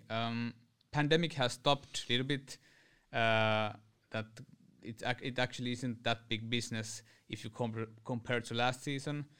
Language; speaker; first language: English; non-native, fluent; Finnish